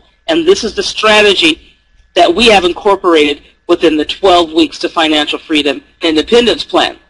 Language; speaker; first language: English; native; English